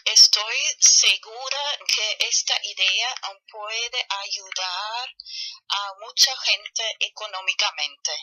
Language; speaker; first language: Spanish; non-native, fluent; German